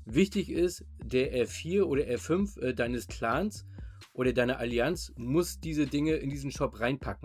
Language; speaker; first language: German; native; German